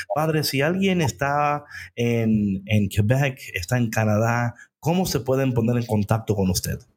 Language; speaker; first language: Spanish; early bilingual, heritage; Spanish